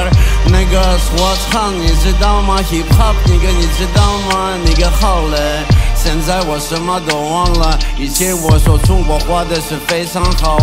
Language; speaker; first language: Chinese; non-native, learner; Russian